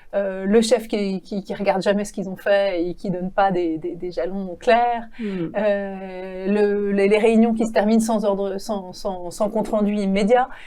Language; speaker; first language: French; native; French